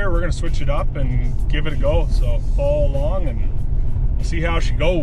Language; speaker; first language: English; native; English